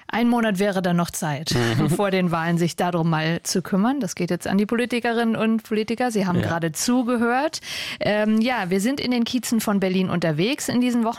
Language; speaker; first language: German; native; German